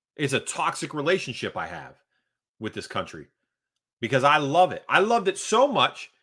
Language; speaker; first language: English; early bilingual, other home language; Hungarian